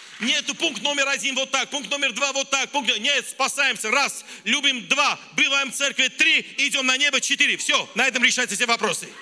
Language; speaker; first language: Russian; non-native, local second language; Armenian